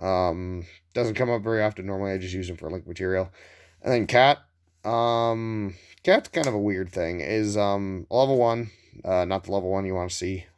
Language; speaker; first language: English; native; English